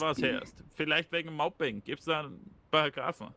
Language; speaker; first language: German; native; German